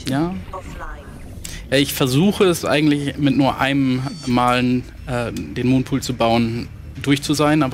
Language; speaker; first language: German; native; German